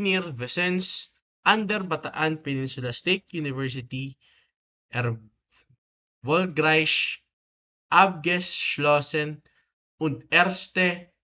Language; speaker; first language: German; non-native, learner; Filipino